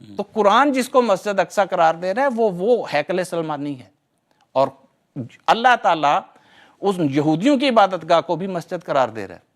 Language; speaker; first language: Urdu; non-native, local second language; Punjabi